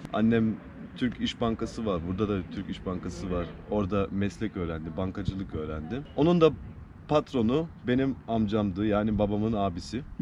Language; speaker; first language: Turkish; early bilingual, heritage; Turkish